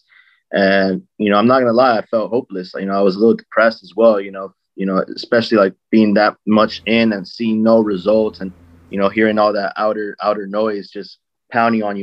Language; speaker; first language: English; native; English